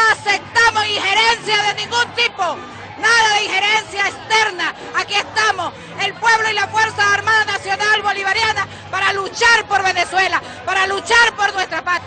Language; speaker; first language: Spanish; native; Spanish